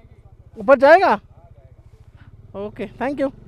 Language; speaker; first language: Hindi; non-native, local second language; Bangla